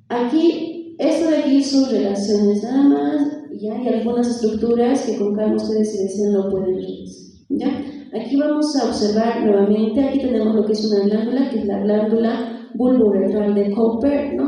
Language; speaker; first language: Spanish; native; Spanish